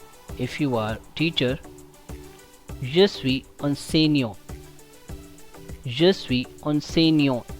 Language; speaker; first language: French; non-native, fluent; Hindi